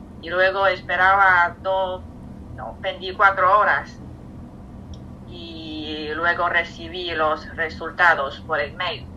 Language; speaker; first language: Spanish; non-native, fluent; Chinese